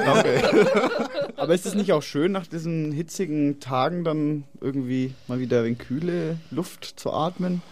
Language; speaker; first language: German; native; German